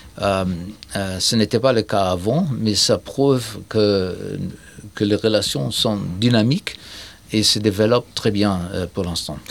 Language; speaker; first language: French; non-native, fluent; German